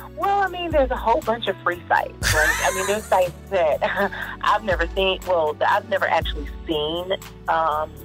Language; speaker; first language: English; native; English